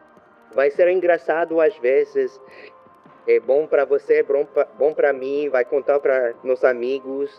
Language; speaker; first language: Portuguese; non-native, learner; French